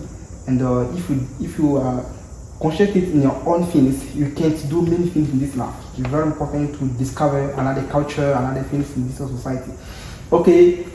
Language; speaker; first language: English; non-native, learner; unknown